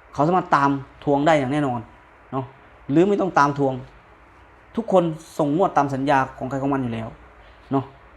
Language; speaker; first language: Thai; native; Thai